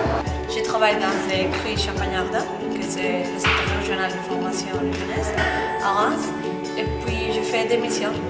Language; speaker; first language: French; non-native, fluent; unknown